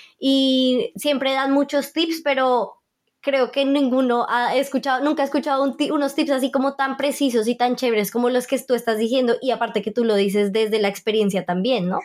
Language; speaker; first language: Spanish; native; Spanish